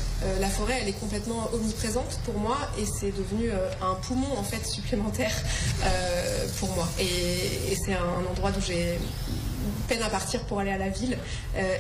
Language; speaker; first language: French; native; French